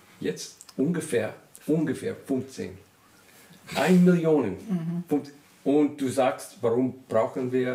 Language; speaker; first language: German; non-native, learner; English